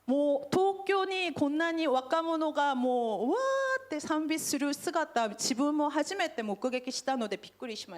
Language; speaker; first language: Japanese; non-native, fluent; Korean